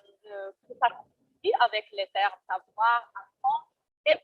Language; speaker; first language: French; non-native, local second language; Arabic